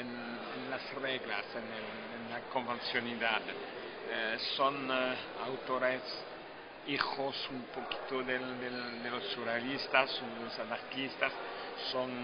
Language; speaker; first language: Spanish; non-native, fluent; French